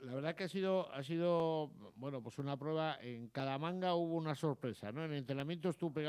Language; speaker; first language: Spanish; native; Spanish